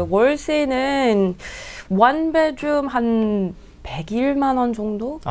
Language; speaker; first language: Korean; non-native, learner; English